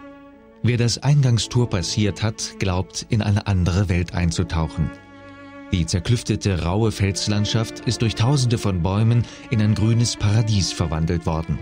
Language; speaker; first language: German; native; German